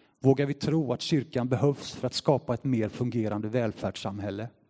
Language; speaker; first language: Swedish; native; Swedish